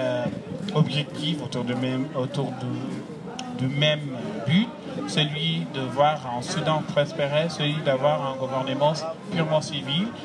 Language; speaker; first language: French; non-native, fluent; Arabic